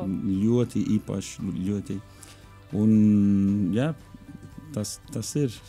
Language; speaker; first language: Latvian; non-native, learner; Portuguese